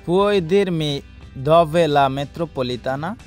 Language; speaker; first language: Italian; non-native, learner; Bangla